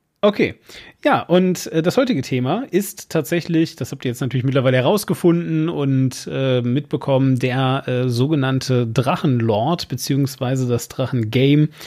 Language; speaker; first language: German; native; German